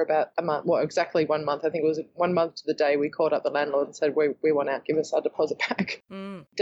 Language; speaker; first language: English; native; English